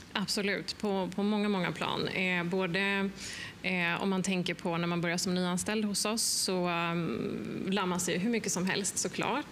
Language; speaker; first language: Swedish; native; Swedish